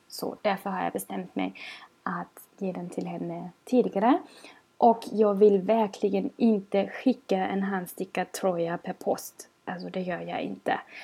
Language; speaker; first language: Swedish; non-native, fluent; German